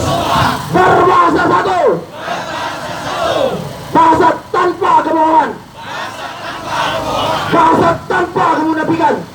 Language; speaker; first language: Indonesian; native; Indonesian